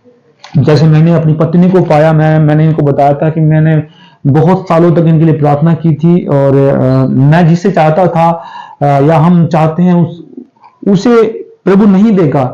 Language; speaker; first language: Hindi; native; Hindi